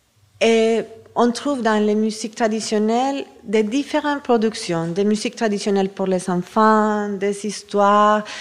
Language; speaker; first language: French; non-native, fluent; Spanish